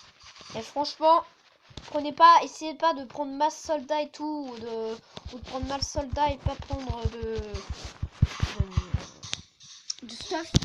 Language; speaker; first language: French; native; French